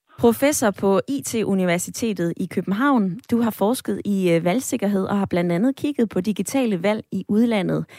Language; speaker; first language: Danish; native; Danish